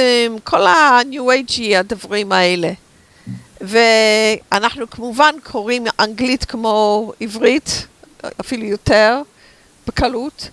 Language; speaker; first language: Hebrew; non-native, fluent; English